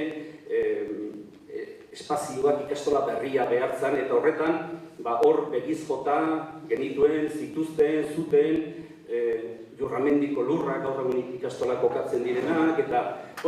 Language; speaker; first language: Basque; native; Basque